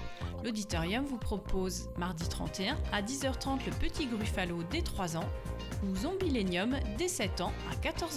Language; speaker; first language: French; native; French